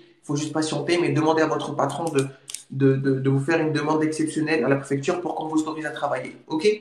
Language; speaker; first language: French; native; French